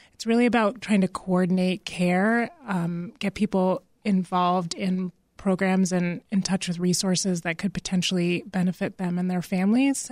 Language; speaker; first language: English; native; English